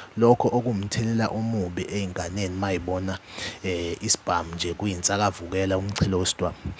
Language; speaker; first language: Zulu; native; Zulu